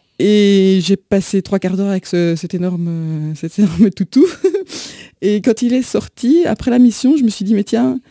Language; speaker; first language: French; native; French